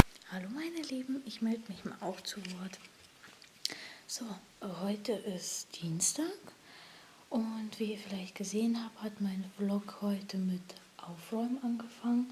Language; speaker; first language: German; native; German